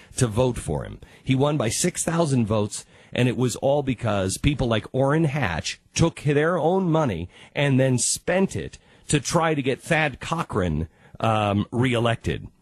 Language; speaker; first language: English; native; English